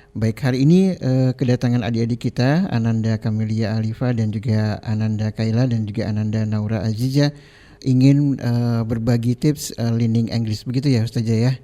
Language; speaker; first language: Indonesian; native; Indonesian